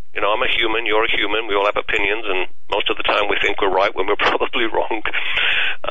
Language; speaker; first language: English; native; English